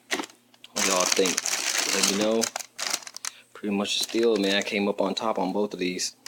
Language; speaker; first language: English; native; English